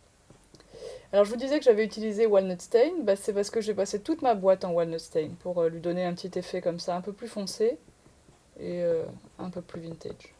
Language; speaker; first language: French; native; French